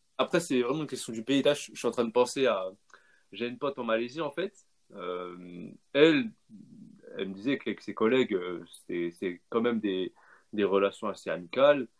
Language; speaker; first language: French; native; French